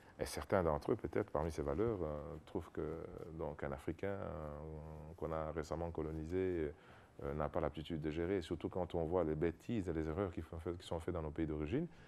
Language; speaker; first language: French; non-native, local second language; Lingala